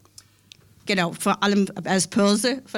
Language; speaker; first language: German; non-native, fluent; English